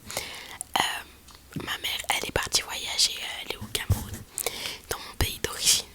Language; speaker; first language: French; native; French